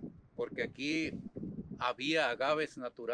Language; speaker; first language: Spanish; native; Spanish